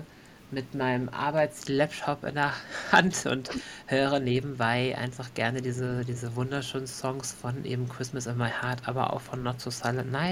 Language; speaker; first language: German; native; German